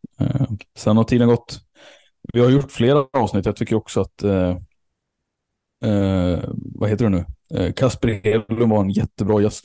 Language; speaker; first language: Swedish; native; Swedish